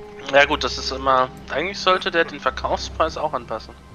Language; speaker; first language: German; native; German